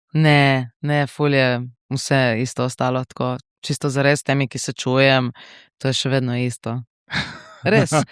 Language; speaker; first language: Slovenian; native; Slovenian